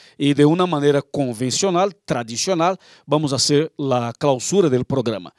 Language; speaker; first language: Portuguese; non-native, learner; Spanish